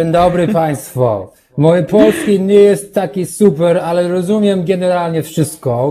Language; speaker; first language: Polish; non-native, learner; English